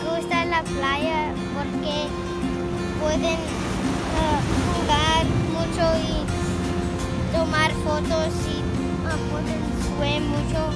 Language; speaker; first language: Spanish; non-native, learner; English